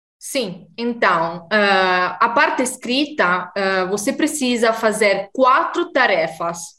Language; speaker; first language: Portuguese; non-native, fluent; Italian